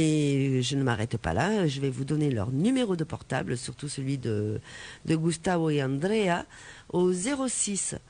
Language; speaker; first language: French; native; French